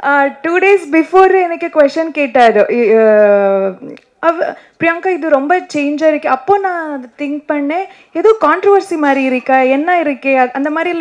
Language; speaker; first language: Tamil; non-native, learner; Kannada